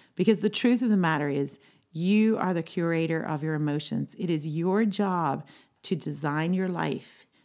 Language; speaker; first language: English; native; English